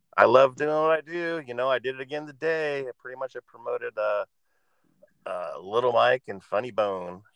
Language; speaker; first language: English; native; English